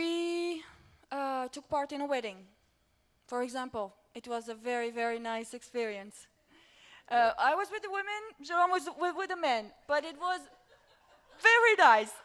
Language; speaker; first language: English; non-native, fluent; Romanian